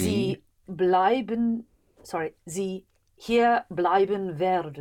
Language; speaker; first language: German; non-native, learner; English